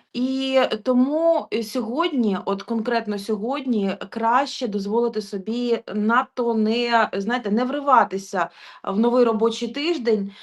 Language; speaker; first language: Ukrainian; non-native, local second language; Russian